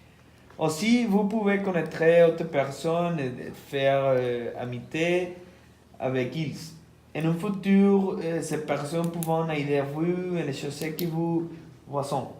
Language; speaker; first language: French; non-native, learner; Spanish